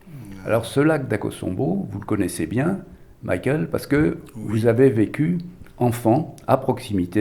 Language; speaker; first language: French; native; French